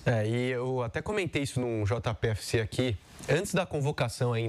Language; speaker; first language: Portuguese; native; Portuguese